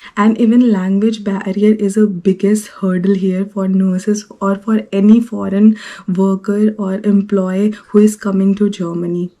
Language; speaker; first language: Hindi; native; Hindi